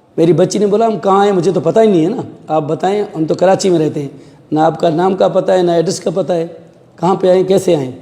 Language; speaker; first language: Urdu; non-native, local second language; Sindhi